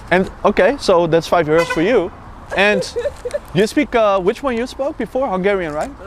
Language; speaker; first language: English; non-native, fluent; Dutch